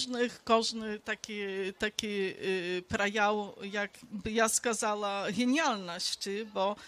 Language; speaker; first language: Polish; non-native, local second language; Belarusian